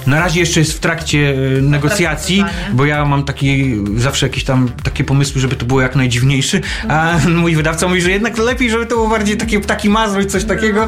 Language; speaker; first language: Polish; native; Polish